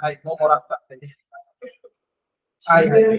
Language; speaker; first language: Japanese; non-native, fluent; Bangla